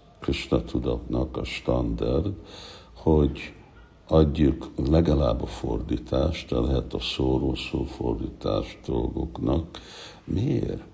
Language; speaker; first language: Hungarian; non-native, learner; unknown